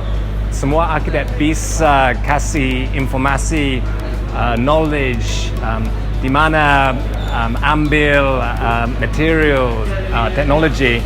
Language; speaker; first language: Indonesian; non-native, learner; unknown